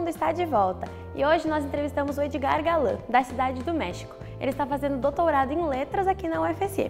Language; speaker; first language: Portuguese; native; Portuguese